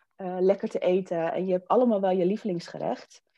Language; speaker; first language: Dutch; native; Dutch